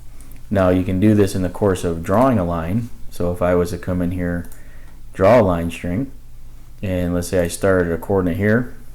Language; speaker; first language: English; native; English